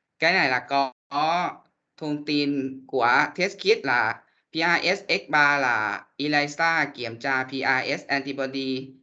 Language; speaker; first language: Vietnamese; non-native, learner; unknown